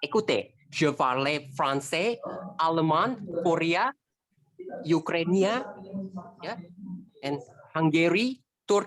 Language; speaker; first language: French; non-native, learner; Indonesian